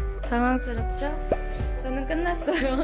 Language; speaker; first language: Korean; native; Korean